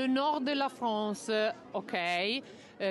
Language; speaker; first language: French; non-native, learner; Italian